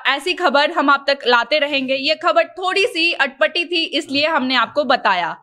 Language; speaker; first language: Hindi; native; Hindi